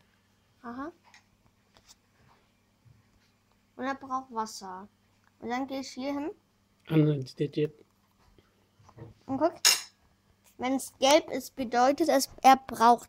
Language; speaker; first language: German; early bilingual, other home language; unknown